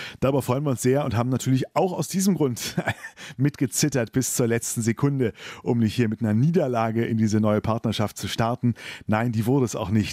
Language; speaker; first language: German; native; German